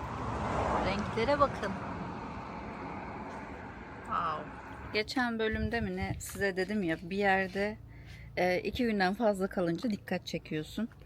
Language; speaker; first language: Turkish; native; Turkish